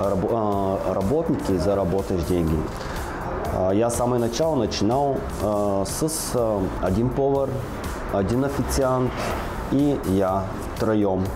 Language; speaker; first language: Russian; non-native, learner; Bulgarian